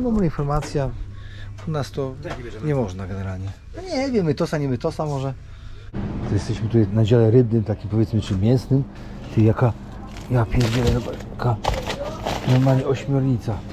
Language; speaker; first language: Polish; native; Polish